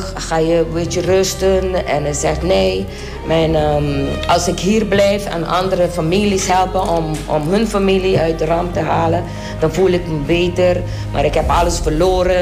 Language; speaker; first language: Dutch; non-native, local second language; Papiamento